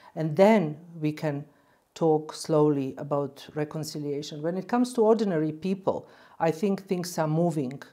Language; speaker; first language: English; non-native, fluent; Bosnian